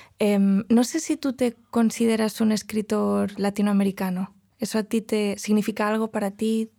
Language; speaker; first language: Spanish; non-native, local second language; Catalan